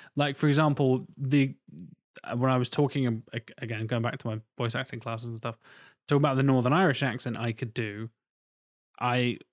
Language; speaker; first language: English; native; English